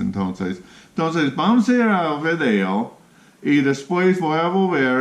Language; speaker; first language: Spanish; non-native, fluent; English